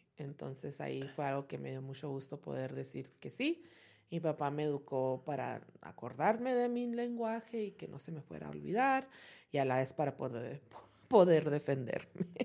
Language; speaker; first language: Spanish; early bilingual, heritage; Spanish